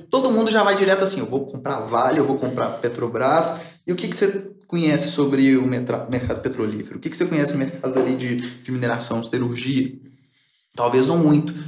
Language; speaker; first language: Portuguese; early bilingual, other home language; Spanish